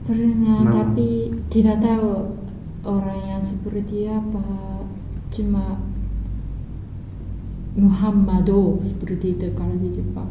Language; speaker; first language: Indonesian; non-native, fluent; Japanese